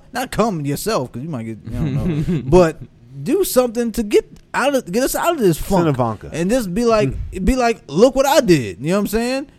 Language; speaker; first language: English; native; English